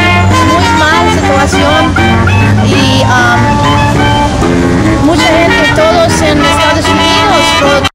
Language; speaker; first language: Spanish; non-native, learner; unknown